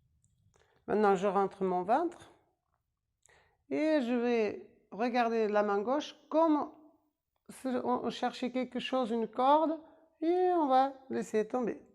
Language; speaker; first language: French; non-native, fluent; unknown